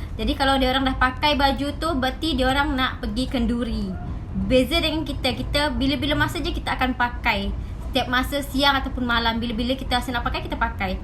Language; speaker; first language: Malay; native; Malay